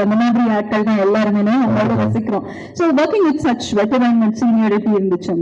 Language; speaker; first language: Tamil; native; Tamil